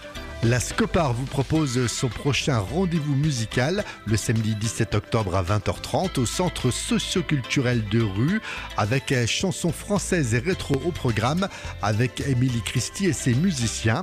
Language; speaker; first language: French; native; French